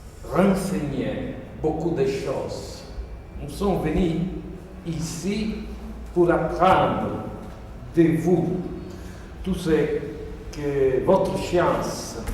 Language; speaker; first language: French; non-native, fluent; Italian